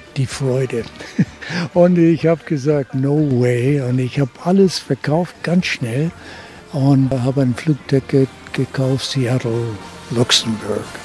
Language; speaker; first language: German; early bilingual, heritage; German